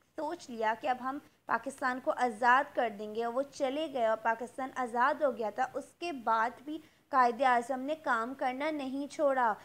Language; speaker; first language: Urdu; native; Urdu